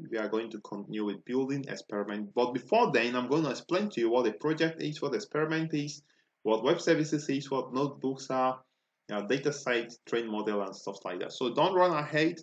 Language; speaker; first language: English; non-native, local second language; Igbo